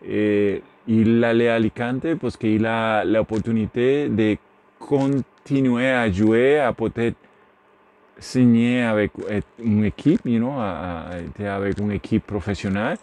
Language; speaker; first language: French; non-native, learner; Spanish